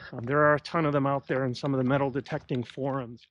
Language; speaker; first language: English; native; English